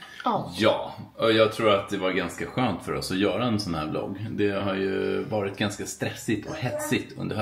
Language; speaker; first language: Swedish; native; Swedish